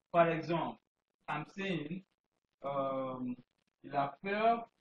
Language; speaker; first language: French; non-native, fluent; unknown